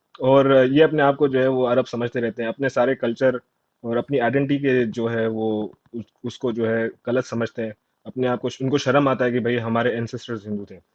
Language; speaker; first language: Urdu; non-native, local second language; Sindhi